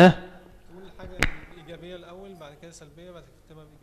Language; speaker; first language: Arabic; native; Arabic